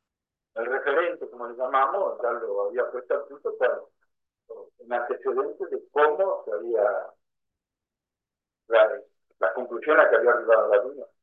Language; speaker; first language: Spanish; native; Spanish